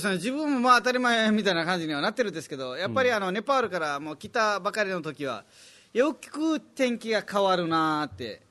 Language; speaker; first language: Japanese; non-native, fluent; Nepali